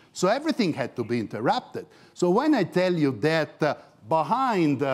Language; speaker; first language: English; non-native, fluent; Italian